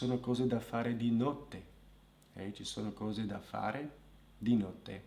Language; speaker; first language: Italian; non-native, fluent; Slovak